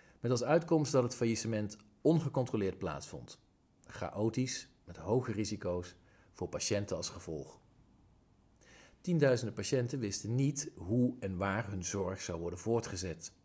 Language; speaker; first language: Dutch; native; Dutch